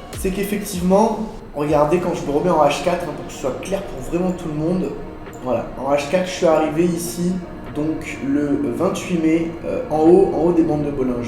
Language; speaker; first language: French; native; French